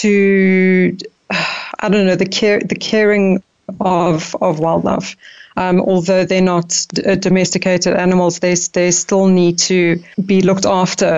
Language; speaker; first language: English; native; English